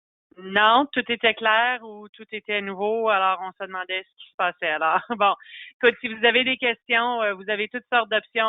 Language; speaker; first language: French; native; French